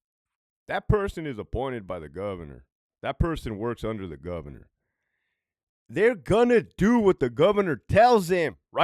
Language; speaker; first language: English; native; English